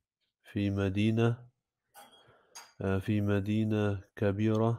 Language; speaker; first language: Arabic; non-native, learner; German